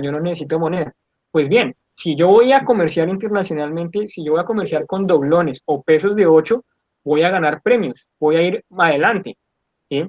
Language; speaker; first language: Spanish; native; Spanish